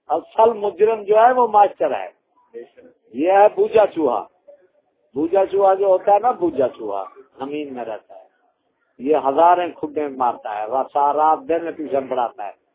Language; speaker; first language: Urdu; non-native, local second language; Punjabi